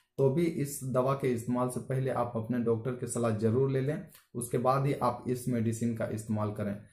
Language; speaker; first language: Hindi; native; Hindi